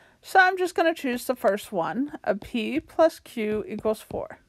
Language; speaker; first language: English; native; English